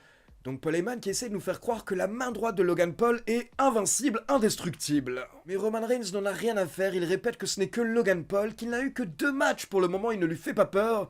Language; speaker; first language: French; native; French